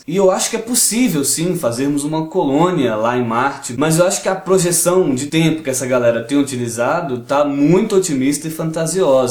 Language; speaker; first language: Portuguese; native; Portuguese